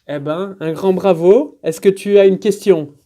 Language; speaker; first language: French; native; French